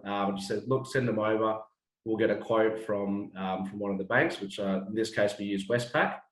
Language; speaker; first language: English; native; English